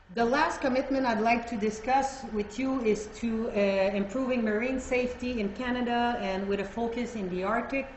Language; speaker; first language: English; non-native, fluent; French